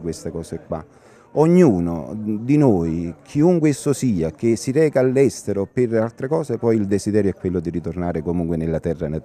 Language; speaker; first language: Italian; native; Italian